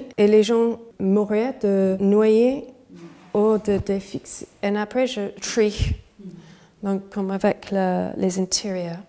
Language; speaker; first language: French; non-native, fluent; English